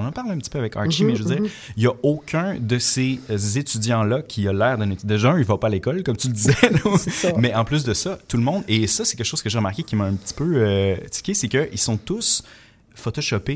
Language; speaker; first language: French; native; French